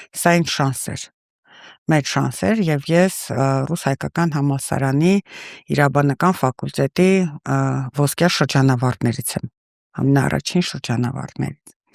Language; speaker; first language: Armenian; early bilingual, heritage; Russian